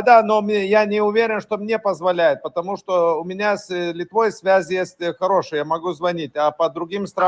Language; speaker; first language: Russian; non-native, fluent; Lithuanian